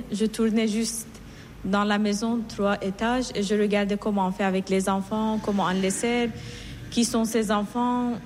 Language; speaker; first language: French; non-native, fluent; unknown